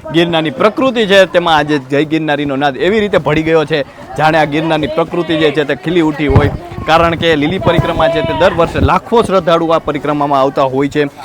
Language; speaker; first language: Gujarati; native; Gujarati